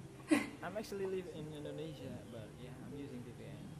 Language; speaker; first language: English; non-native, fluent; Indonesian